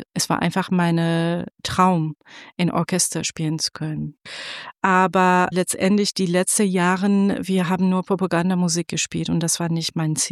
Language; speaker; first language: German; non-native, fluent; Persian